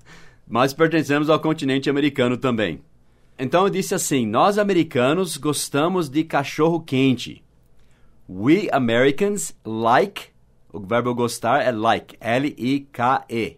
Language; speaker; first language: Portuguese; non-native, fluent; English